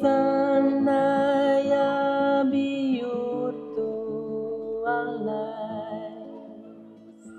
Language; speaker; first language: Basque; non-native, learner; English